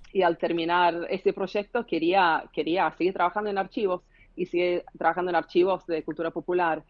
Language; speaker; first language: Spanish; non-native, fluent; English